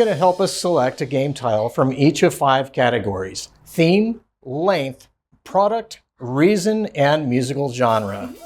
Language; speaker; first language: English; native; English